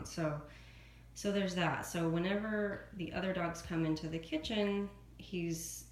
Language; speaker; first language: English; native; English